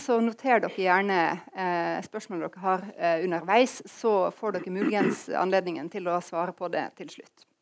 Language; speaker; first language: Norwegian; native; Norwegian